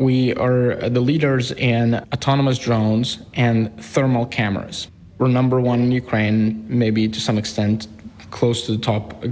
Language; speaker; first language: English; non-native, fluent; Ukrainian